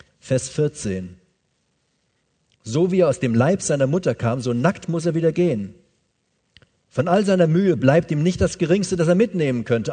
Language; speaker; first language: German; native; German